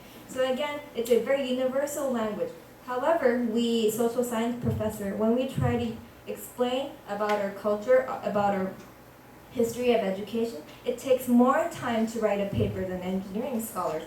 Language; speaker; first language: English; non-native, fluent; Japanese